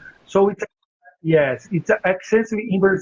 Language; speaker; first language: English; non-native, learner; Portuguese